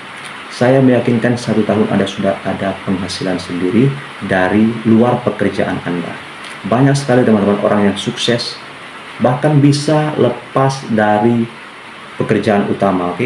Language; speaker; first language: Indonesian; native; Indonesian